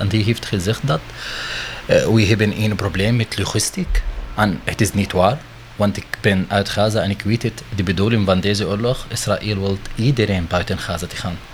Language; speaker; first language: Dutch; non-native, learner; Arabic